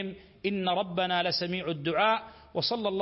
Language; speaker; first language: Arabic; native; Arabic